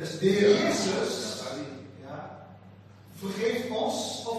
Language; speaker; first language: Dutch; non-native, fluent; Indonesian